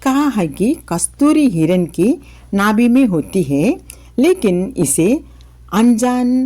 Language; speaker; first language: Hindi; non-native, local second language; Telugu